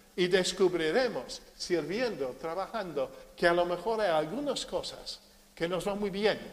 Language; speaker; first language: Spanish; non-native, fluent; English